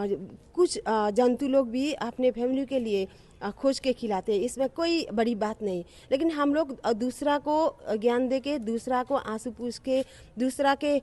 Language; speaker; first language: Hindi; non-native, learner; Nepali